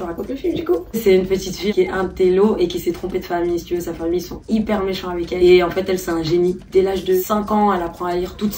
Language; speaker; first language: French; native; French